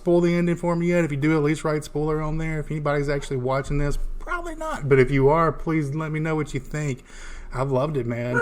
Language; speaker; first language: English; native; English